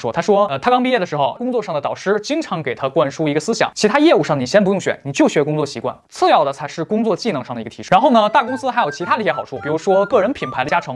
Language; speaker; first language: Chinese; native; Chinese